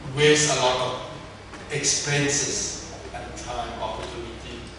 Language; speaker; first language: English; non-native, fluent; Thai